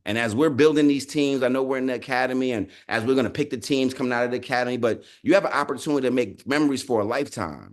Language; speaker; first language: English; native; English